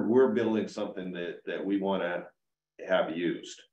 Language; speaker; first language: English; native; English